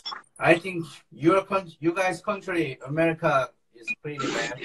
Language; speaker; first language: English; non-native, learner; Korean